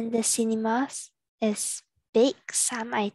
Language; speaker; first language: English; non-native, learner; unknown